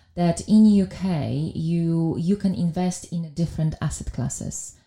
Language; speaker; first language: English; non-native, fluent; Polish